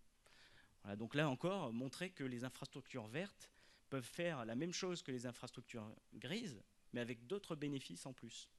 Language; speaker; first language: French; native; French